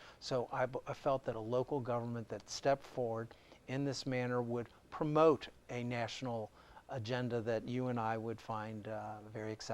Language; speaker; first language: English; native; English